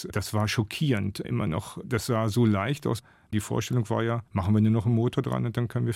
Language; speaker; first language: German; native; German